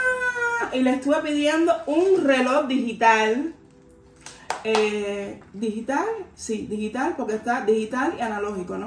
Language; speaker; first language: Spanish; native; Spanish